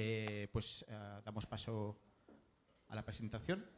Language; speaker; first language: Spanish; native; Spanish